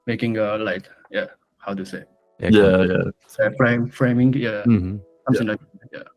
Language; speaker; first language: English; non-native, learner; Japanese